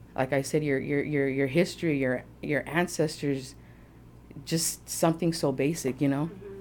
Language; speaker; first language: English; early bilingual, other home language; Spanish